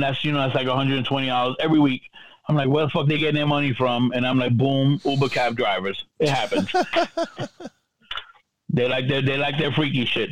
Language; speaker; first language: English; early bilingual, other home language; Spanish